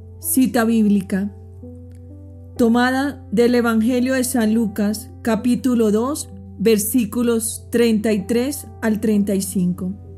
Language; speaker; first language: Spanish; native; Spanish